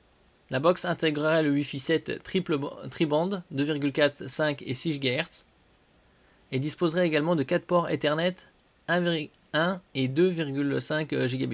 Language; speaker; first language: French; native; French